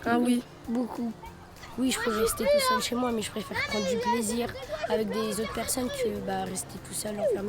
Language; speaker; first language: French; native; French